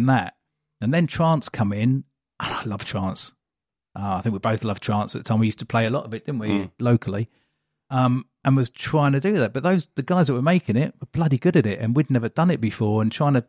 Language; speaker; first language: English; native; English